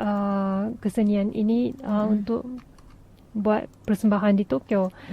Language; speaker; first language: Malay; non-native, fluent; Japanese